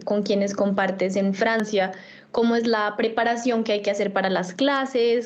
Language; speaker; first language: Spanish; native; Spanish